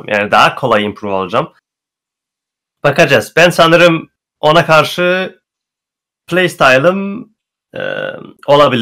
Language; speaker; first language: Turkish; early bilingual, heritage; Turkish